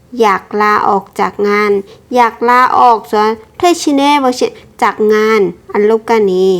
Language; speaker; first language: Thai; non-native, fluent; Burmese